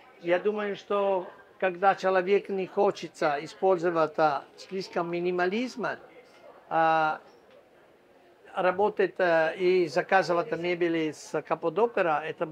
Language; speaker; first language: Russian; non-native, fluent; Italian